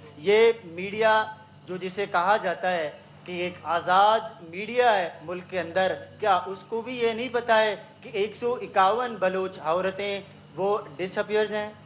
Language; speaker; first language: Urdu; non-native, local second language; Baluchi